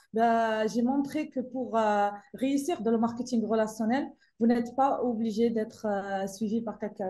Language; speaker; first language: French; non-native, local second language; Arabic